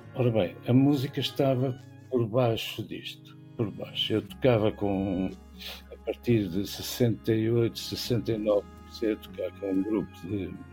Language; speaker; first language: Portuguese; native; Portuguese